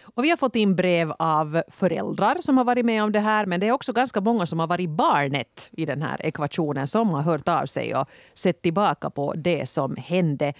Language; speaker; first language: Swedish; native; Swedish